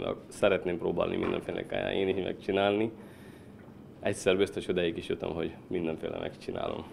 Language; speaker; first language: Hungarian; non-native, learner; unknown